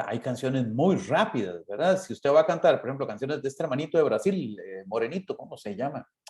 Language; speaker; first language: Spanish; native; Spanish